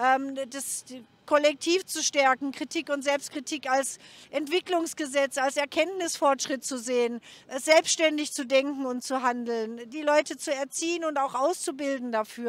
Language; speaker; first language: German; native; German